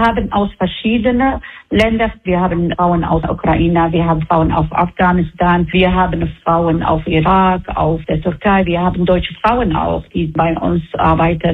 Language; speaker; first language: German; non-native, learner; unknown